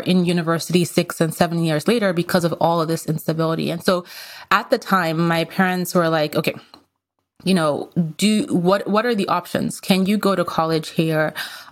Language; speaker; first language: English; non-native, local second language; Yoruba